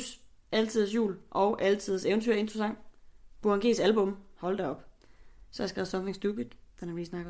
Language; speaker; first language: Danish; native; Danish